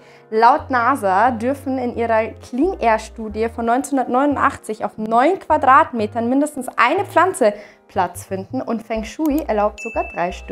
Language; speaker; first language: German; native; German